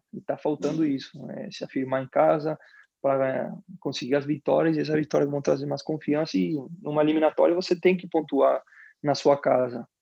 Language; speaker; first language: Portuguese; non-native, fluent; Spanish